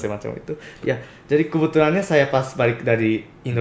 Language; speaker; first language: Indonesian; non-native, fluent; Japanese